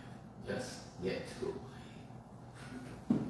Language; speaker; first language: English; non-native, fluent; Indonesian